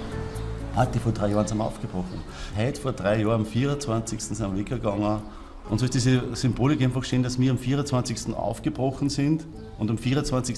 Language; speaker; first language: German; native; German